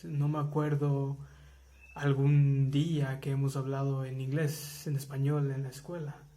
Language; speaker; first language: Spanish; early bilingual, heritage; English